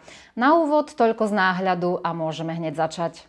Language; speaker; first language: Slovak; native; Slovak